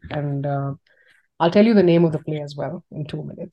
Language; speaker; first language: English; non-native, local second language; Tamil